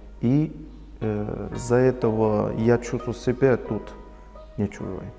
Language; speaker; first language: Ukrainian; non-native, learner; Chinese